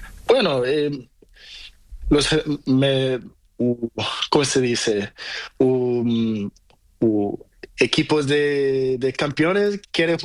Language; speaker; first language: Spanish; non-native, learner; Portuguese